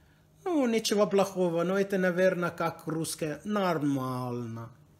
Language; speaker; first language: Russian; non-native, learner; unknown